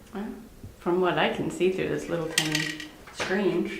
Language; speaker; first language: English; native; English